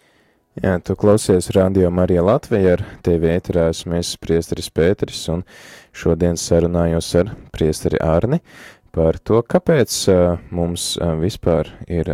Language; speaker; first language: Latvian; native; Latvian